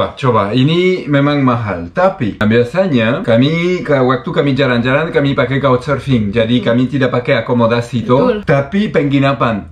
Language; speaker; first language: Indonesian; non-native, fluent; Croatian